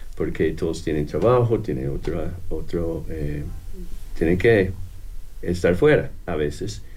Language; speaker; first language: Spanish; non-native, fluent; English